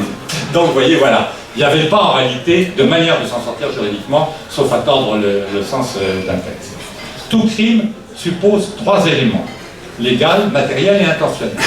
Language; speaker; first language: French; native; French